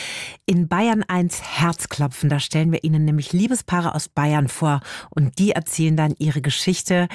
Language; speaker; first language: German; native; German